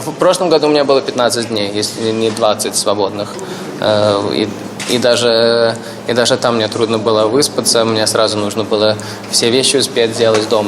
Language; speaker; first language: Russian; early bilingual, heritage; Russian